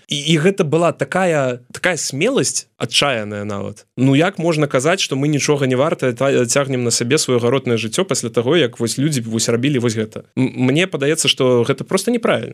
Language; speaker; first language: Belarusian; non-native, local second language; Russian